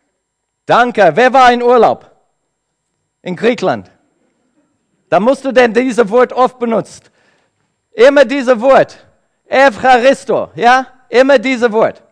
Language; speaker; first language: German; non-native, learner; English